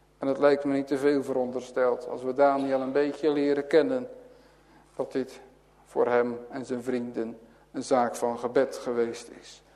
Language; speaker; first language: Dutch; native; Dutch